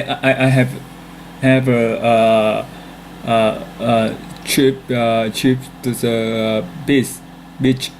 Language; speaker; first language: English; non-native, learner; Vietnamese